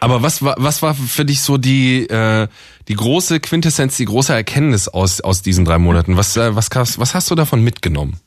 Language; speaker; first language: German; native; German